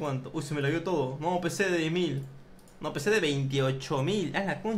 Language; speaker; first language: Spanish; native; Spanish